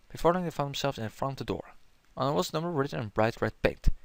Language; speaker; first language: English; non-native, fluent; Dutch